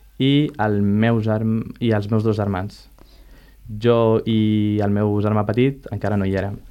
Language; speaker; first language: Catalan; early bilingual, other home language; Arabic